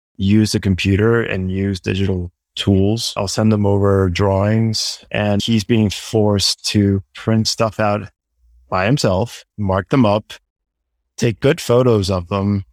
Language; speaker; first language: English; non-native, fluent; Spanish